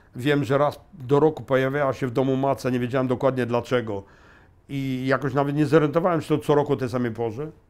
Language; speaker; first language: Polish; native; Polish